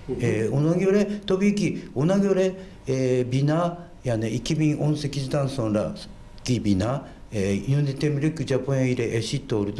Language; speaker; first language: Turkish; non-native, fluent; Japanese